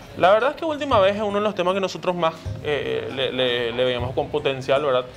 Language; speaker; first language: Spanish; early bilingual, other home language; Portuguese